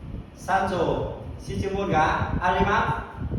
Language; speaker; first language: Japanese; non-native, learner; Vietnamese